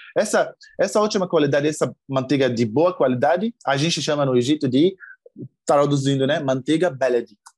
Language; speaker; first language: Portuguese; non-native, fluent; Arabic